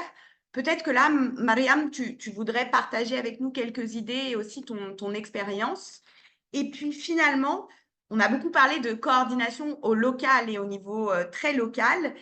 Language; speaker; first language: French; native; French